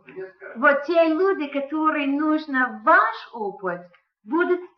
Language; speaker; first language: Russian; non-native, fluent; English